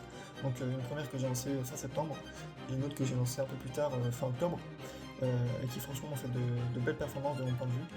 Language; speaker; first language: French; native; French